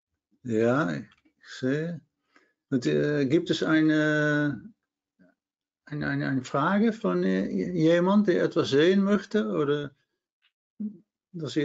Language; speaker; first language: German; non-native, fluent; Dutch